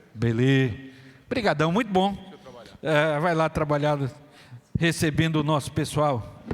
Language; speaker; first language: Portuguese; native; Portuguese